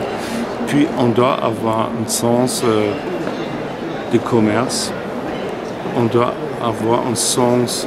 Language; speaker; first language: French; non-native, fluent; German